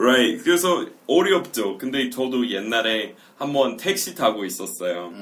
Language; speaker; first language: Korean; non-native, fluent; English